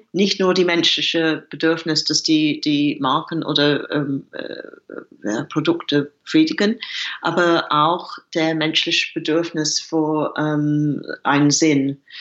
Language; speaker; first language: German; non-native, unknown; English